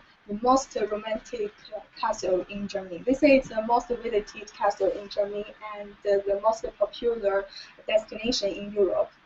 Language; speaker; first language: English; non-native, learner; Chinese